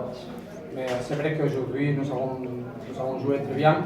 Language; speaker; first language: French; non-native, fluent; Spanish